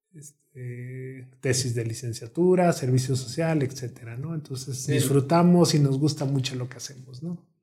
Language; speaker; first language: Spanish; native; Spanish